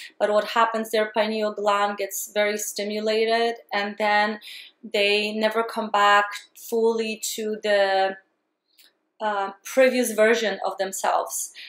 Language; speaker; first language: English; non-native, fluent; Polish